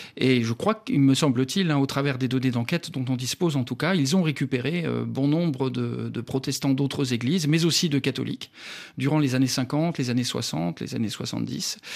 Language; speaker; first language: French; native; French